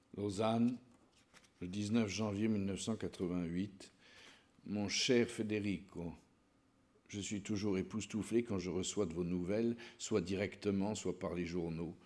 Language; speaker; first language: French; native; French